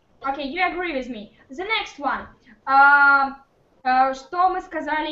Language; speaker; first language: English; non-native, learner; Russian